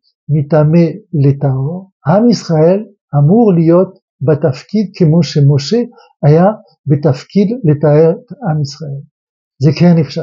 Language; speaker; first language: Hebrew; non-native, fluent; French